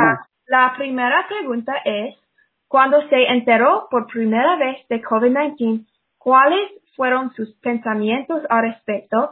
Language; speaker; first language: Spanish; non-native, fluent; English